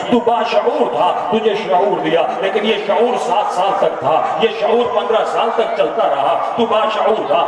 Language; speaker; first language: Urdu; non-native, local second language; Sindhi